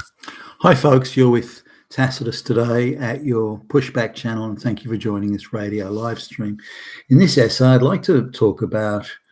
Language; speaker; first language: English; native; English